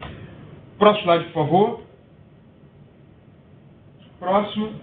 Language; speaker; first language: Portuguese; native; Portuguese